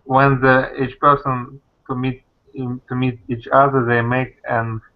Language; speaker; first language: English; non-native, learner; Russian